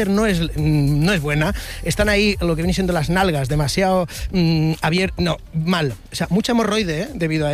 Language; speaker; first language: Spanish; native; Spanish